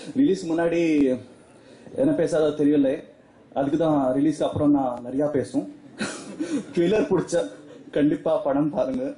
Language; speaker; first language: Tamil; non-native, learner; Telugu